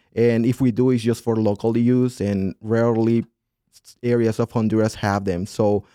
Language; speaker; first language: English; non-native, fluent; Spanish